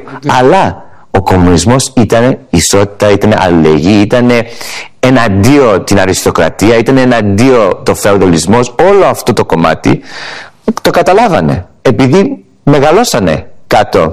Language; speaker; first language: Greek; early bilingual, heritage; English